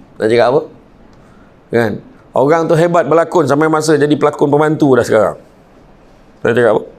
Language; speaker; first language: Malay; native; Malay